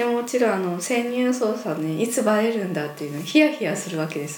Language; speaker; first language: Japanese; native; Japanese